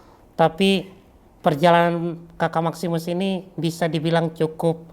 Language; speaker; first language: Malay; native; Malay